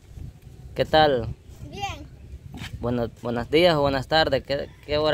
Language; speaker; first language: Spanish; native; Spanish